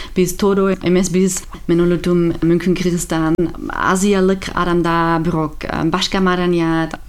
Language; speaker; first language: Kyrgyz; non-native, learner; German